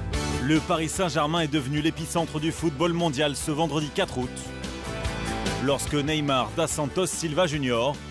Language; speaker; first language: French; native; French